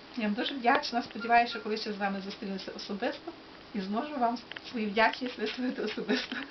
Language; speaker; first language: Ukrainian; native; Ukrainian